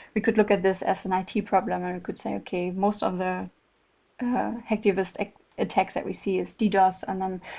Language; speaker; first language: English; non-native, fluent; German